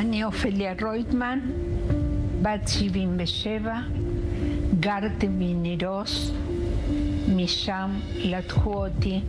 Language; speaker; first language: Hebrew; non-native, learner; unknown